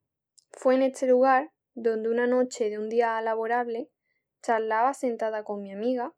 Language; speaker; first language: Spanish; native; Spanish